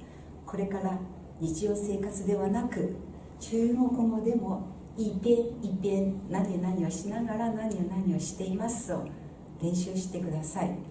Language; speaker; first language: Japanese; non-native, fluent; Chinese